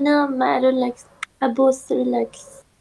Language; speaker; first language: Arabic; non-native, learner; Turkish